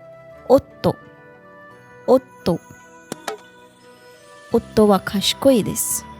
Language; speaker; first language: Japanese; non-native, fluent; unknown